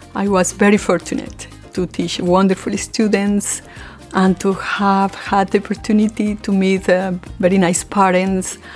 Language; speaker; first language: English; non-native, fluent; Spanish